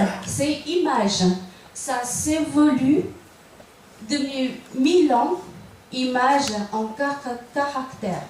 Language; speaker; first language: French; non-native, fluent; Chinese